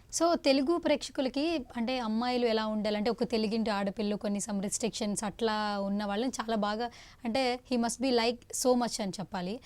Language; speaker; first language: Telugu; native; Telugu